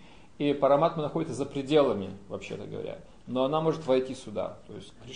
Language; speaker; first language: Russian; native; Russian